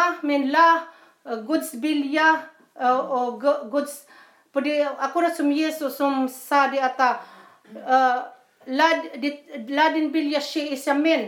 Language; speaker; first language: Swedish; non-native, learner; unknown